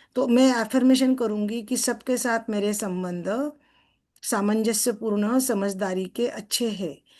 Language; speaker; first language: Hindi; non-native, local second language; Marathi